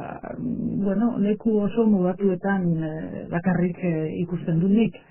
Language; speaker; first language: Basque; native; Basque